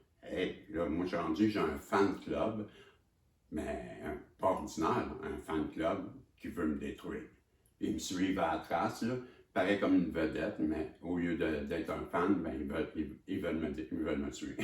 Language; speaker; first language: French; native; French